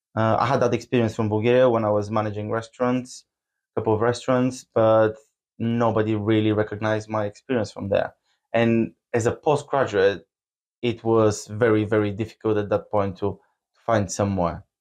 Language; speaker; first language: English; non-native, fluent; Bulgarian